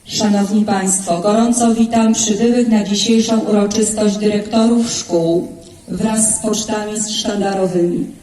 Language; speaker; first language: Polish; native; Polish